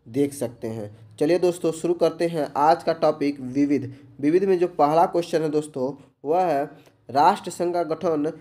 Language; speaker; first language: Hindi; native; Hindi